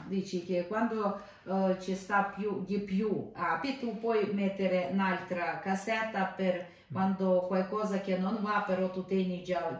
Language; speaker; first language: Italian; non-native, learner; Ukrainian